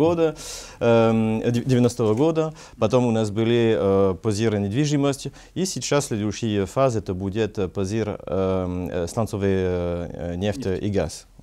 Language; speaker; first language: Russian; non-native, learner; French